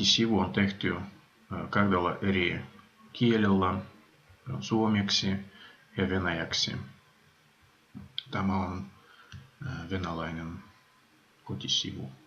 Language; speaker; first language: Finnish; non-native, fluent; Russian